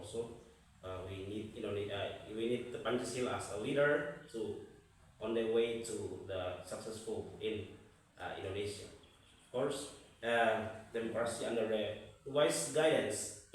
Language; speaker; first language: English; non-native, fluent; Indonesian